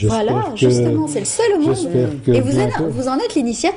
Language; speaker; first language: French; native; French